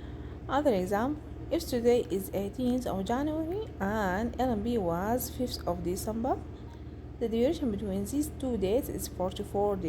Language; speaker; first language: English; non-native, local second language; Arabic